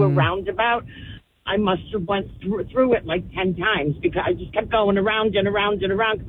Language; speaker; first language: English; native; English